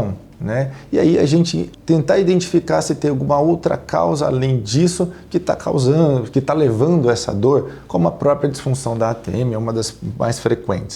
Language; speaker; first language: Portuguese; native; Portuguese